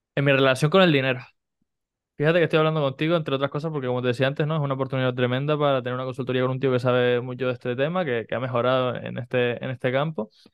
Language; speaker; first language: Spanish; native; Spanish